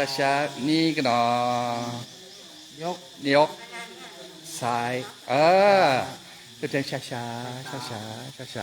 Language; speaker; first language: Thai; non-native, learner; French